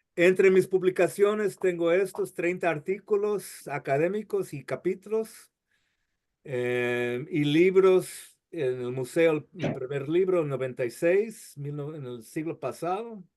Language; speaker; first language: Spanish; non-native, fluent; English